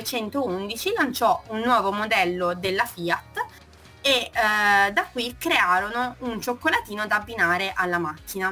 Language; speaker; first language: Italian; native; Italian